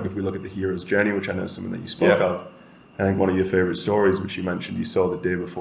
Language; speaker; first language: English; native; English